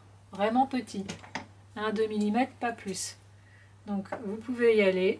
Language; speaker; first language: French; native; French